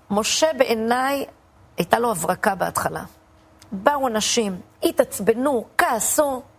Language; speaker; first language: Hebrew; native; Hebrew